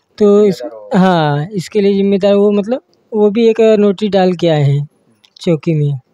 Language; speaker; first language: Hindi; native; Hindi